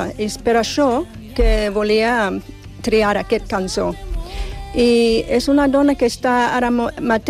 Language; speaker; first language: Catalan; non-native, fluent; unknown